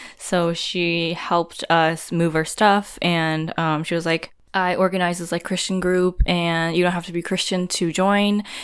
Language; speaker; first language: English; non-native, fluent; Japanese